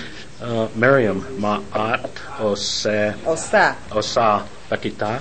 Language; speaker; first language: Hebrew; non-native, learner; English